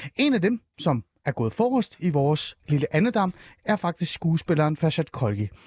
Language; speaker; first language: Danish; early bilingual, other home language; Persian